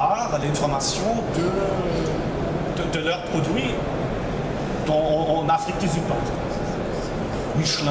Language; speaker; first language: French; non-native, local second language; German